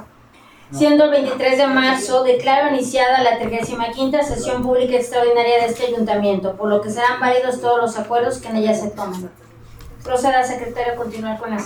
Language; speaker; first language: Spanish; native; Spanish